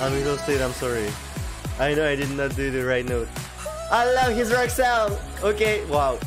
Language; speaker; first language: English; non-native, fluent; French